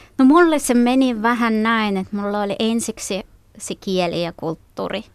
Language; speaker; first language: Finnish; non-native, fluent; Russian